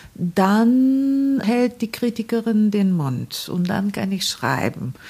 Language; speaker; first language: German; non-native, fluent; Bulgarian